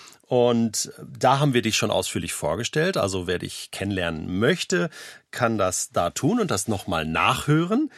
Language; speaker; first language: German; native; German